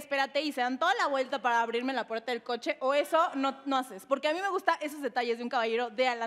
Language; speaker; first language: Spanish; native; Spanish